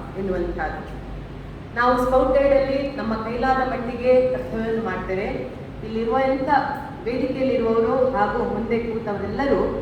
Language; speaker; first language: Kannada; native; Kannada